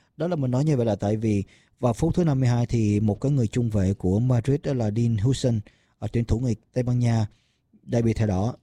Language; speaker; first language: Vietnamese; early bilingual, heritage; Vietnamese